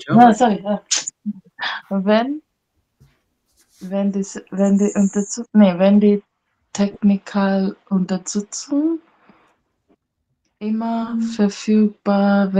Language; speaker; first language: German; non-native, learner; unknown